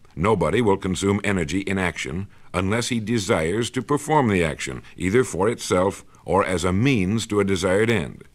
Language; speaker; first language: English; native; English